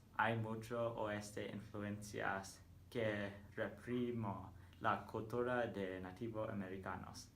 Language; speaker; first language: Spanish; non-native, learner; English